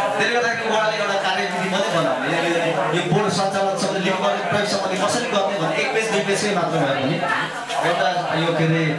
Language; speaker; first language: Nepali; non-native, local second language; Limbu